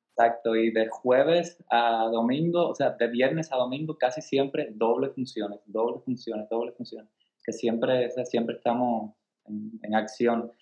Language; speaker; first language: Spanish; native; Spanish